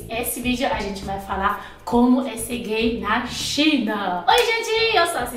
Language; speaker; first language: Portuguese; non-native, fluent; Chinese